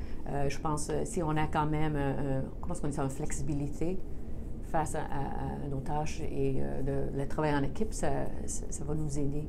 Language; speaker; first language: French; non-native, local second language; English